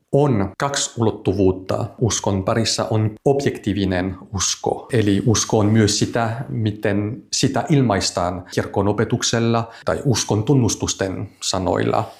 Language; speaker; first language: Finnish; non-native, fluent; French